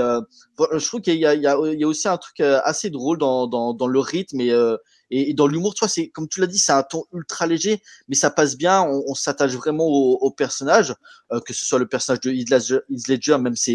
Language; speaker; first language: French; native; French